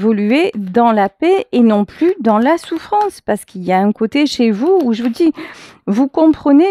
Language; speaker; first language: French; native; French